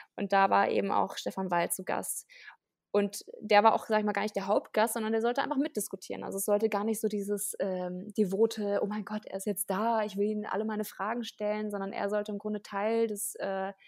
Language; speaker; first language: German; native; German